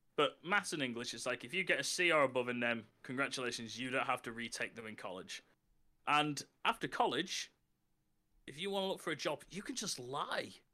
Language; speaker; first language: English; native; English